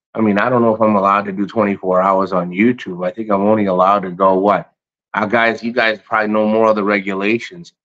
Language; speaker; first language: English; native; English